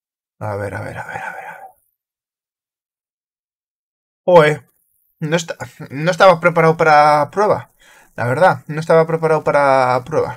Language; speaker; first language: Spanish; native; Spanish